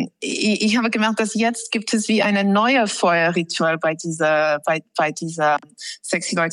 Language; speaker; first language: German; non-native, fluent; English